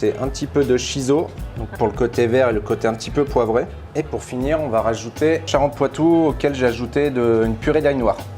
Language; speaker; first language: French; native; French